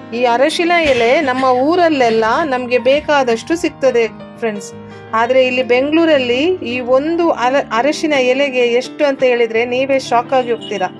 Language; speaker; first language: Kannada; non-native, local second language; Tulu